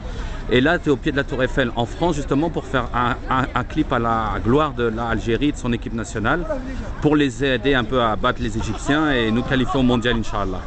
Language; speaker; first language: French; native; French